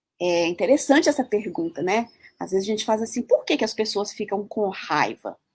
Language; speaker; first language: Portuguese; early bilingual, heritage; Portuguese